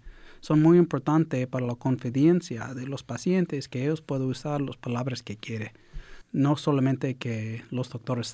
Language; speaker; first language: Spanish; early bilingual, heritage; English